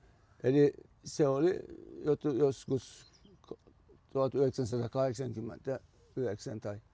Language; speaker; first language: Finnish; non-native, fluent; Turkish